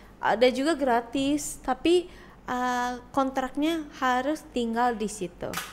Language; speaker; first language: Indonesian; non-native, fluent; Japanese